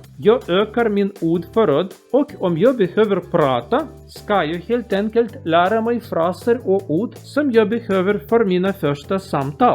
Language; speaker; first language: Swedish; non-native, learner; Russian